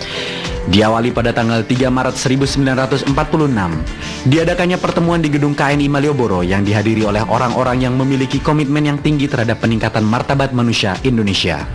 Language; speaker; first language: Indonesian; native; Indonesian